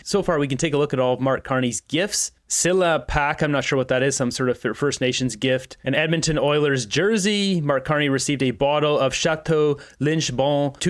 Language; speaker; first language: English; native; English